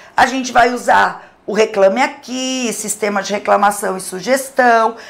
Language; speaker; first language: Portuguese; native; Portuguese